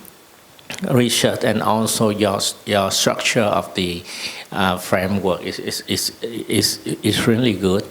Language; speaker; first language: English; non-native, learner; Vietnamese